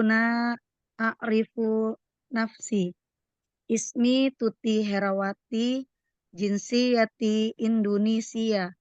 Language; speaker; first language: Arabic; non-native, learner; Indonesian